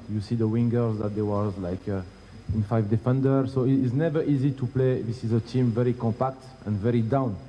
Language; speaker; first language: English; non-native, learner; Arabic